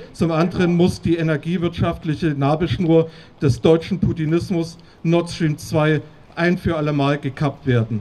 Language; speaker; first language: German; native; German